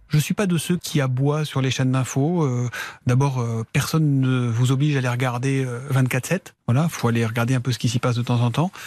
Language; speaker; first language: French; native; French